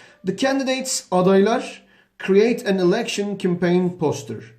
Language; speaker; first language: English; non-native, fluent; Turkish